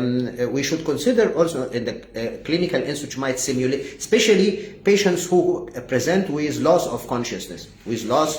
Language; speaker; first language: English; non-native, fluent; Arabic